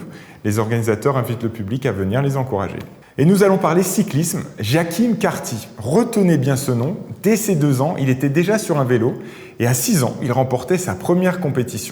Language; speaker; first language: French; native; French